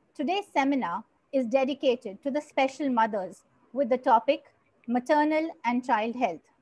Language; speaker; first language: English; non-native, local second language; Marathi